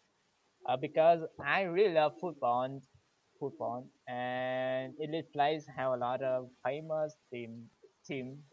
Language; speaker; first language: English; non-native, learner; Vietnamese